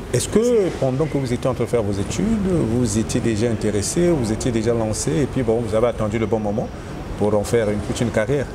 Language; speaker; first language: French; non-native, local second language; Lingala